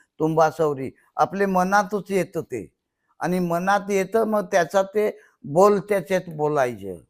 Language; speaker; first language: Marathi; non-native, local second language; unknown